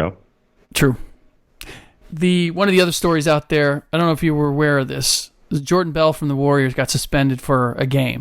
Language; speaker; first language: English; native; English